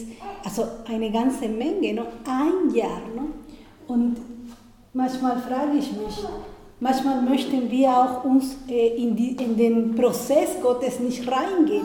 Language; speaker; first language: German; non-native, fluent; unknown